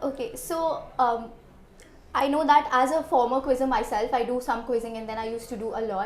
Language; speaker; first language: English; non-native, local second language; Hindi